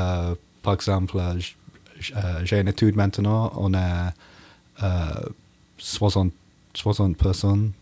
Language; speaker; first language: French; non-native, learner; English